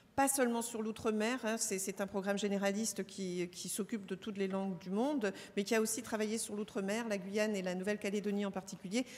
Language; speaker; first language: French; native; French